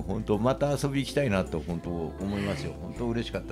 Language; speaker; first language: Japanese; native; Japanese